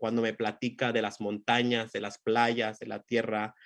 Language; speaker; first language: Spanish; early bilingual, heritage; Spanish